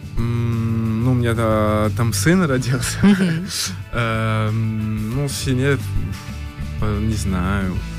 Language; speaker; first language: Russian; early bilingual, heritage; Russian